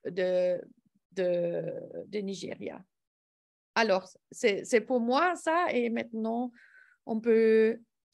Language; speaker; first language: French; non-native, learner; English